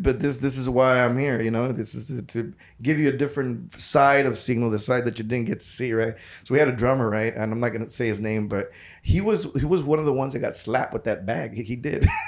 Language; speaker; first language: English; early bilingual, other home language; Spanish